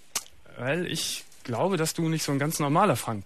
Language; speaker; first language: German; native; German